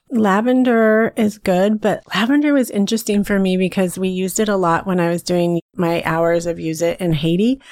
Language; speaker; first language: English; native; English